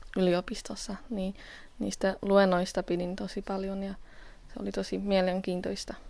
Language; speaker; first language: Finnish; non-native, fluent; Slovak